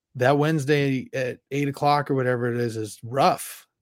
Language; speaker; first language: English; native; English